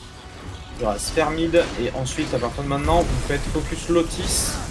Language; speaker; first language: French; native; French